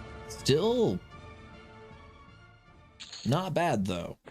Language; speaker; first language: English; native; English